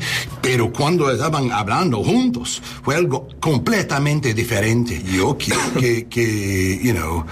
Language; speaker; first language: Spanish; non-native, learner; English